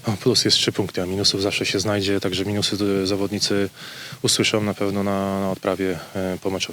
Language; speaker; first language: Polish; native; Polish